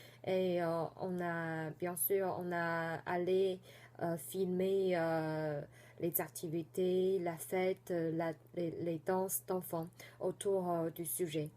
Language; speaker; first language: French; non-native, fluent; Chinese